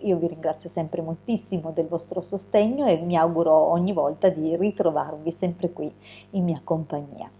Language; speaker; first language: Italian; native; Italian